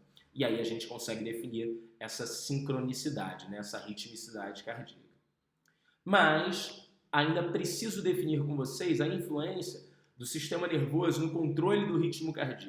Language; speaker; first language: Portuguese; native; Portuguese